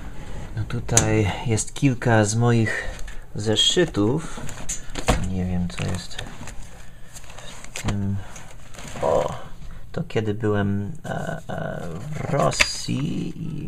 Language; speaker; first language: Polish; non-native, fluent; English